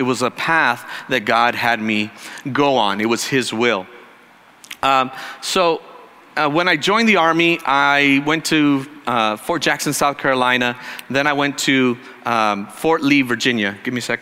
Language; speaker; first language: English; native; English